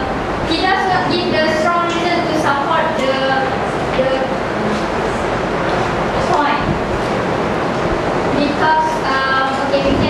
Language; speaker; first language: English; non-native, learner; Malay